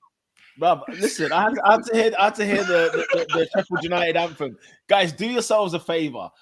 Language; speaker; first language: English; native; English